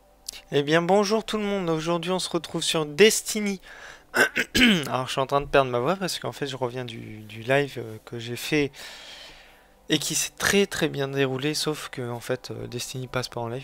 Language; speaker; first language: French; native; French